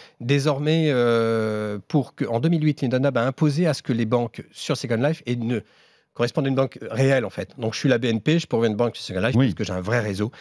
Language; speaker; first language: French; native; French